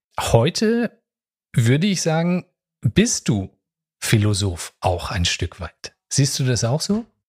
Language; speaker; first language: German; native; German